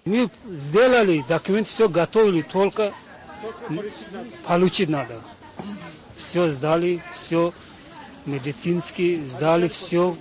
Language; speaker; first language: Russian; non-native, learner; Tajik